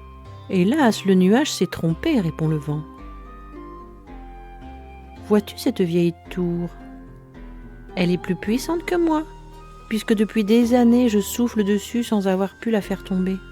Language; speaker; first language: French; native; French